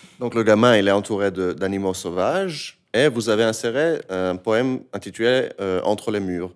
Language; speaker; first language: French; native; French